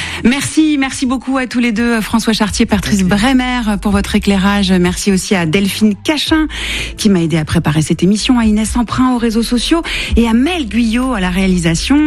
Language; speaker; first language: French; native; French